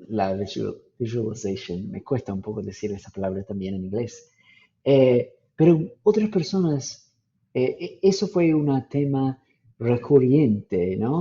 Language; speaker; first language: Spanish; non-native, fluent; English